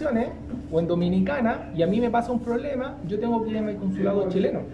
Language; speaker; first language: Spanish; native; Spanish